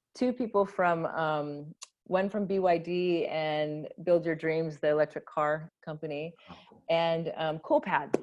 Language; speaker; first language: English; native; English